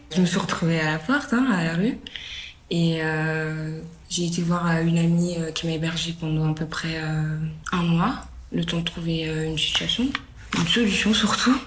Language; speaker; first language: French; early bilingual, other home language; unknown